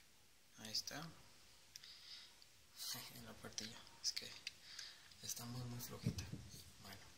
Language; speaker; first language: Spanish; native; Spanish